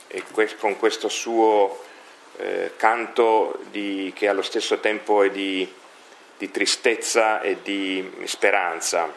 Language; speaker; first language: Italian; native; Italian